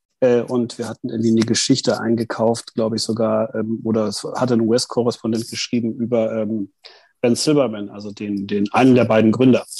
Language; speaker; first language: German; native; German